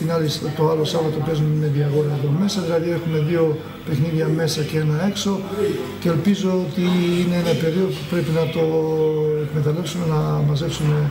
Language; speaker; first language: Greek; non-native, fluent; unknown